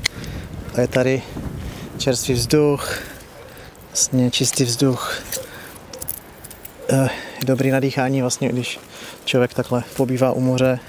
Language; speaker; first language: Czech; native; Czech